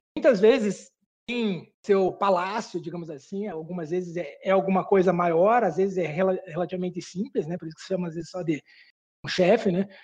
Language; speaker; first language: Portuguese; native; Portuguese